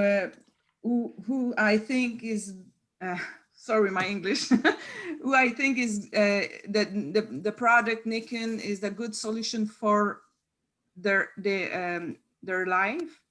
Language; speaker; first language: English; non-native, learner; French